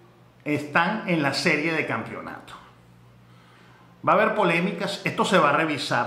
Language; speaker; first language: Spanish; native; Spanish